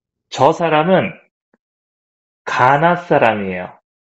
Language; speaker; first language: Korean; native; Korean